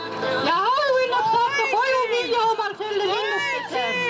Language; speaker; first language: Estonian; native; Estonian